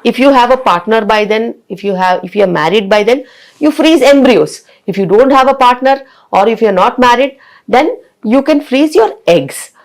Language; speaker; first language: English; non-native, local second language; Telugu